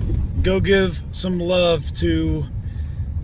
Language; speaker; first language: English; native; English